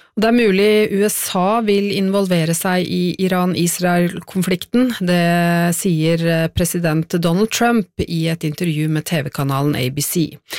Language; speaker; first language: Norwegian; native; Norwegian